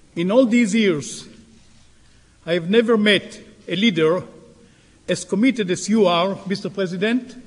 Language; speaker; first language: English; non-native, fluent; Hebrew